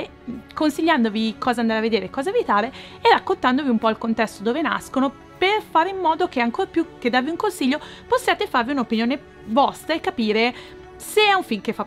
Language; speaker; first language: Italian; native; Italian